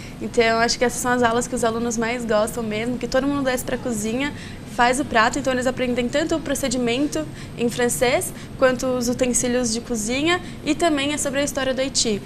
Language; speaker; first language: Portuguese; native; Portuguese